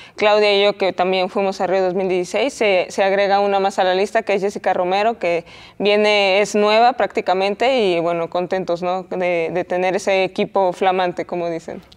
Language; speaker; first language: Spanish; native; Spanish